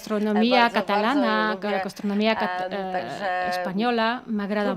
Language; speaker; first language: Catalan; non-native, learner; Polish